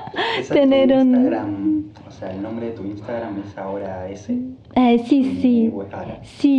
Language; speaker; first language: Spanish; native; Spanish